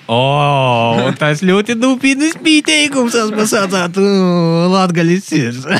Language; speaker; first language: Latvian; native; Latvian